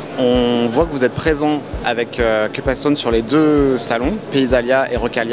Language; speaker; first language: French; native; French